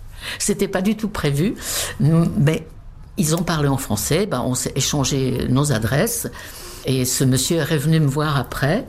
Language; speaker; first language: French; non-native, fluent; Czech